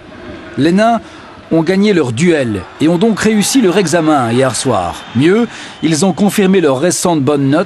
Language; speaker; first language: French; native; French